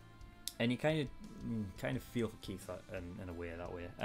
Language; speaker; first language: English; native; English